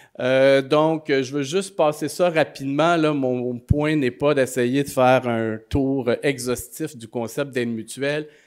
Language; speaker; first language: French; native; French